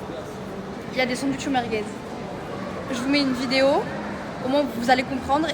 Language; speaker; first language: French; native; French